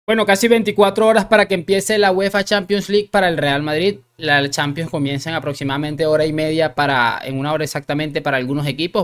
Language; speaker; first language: Spanish; native; Spanish